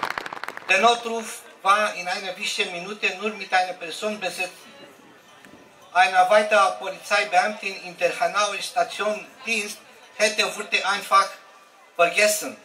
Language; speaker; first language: German; non-native, learner; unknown